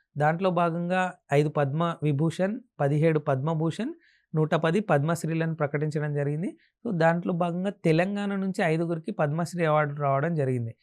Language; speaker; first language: Telugu; native; Telugu